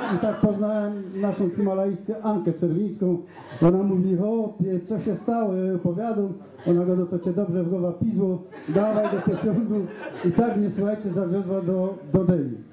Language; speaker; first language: Polish; native; Polish